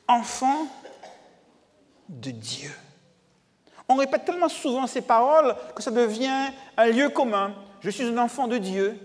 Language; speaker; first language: French; native; French